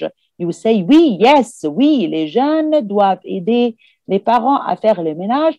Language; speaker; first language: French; non-native, fluent; Arabic